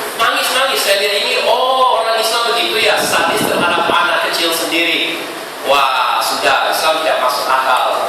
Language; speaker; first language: Indonesian; non-native, fluent; English